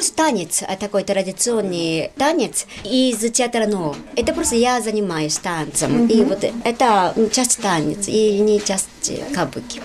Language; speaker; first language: Russian; non-native, learner; Japanese